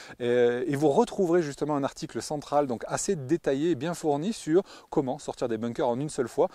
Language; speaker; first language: French; native; French